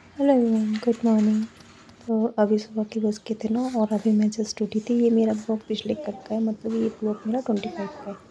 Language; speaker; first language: Hindi; native; Hindi